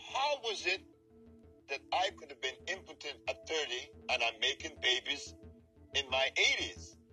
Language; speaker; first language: English; non-native, fluent; Spanish